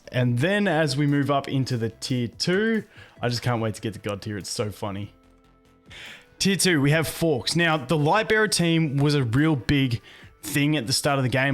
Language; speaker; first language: English; native; English